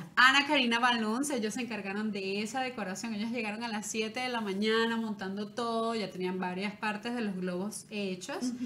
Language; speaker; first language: Spanish; native; Spanish